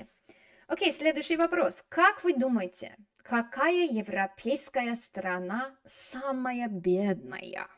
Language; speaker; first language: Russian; non-native, fluent; English